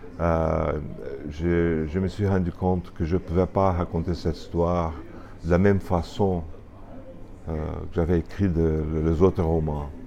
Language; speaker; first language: French; non-native, fluent; Portuguese